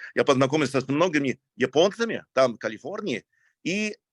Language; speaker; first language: Russian; non-native, fluent; English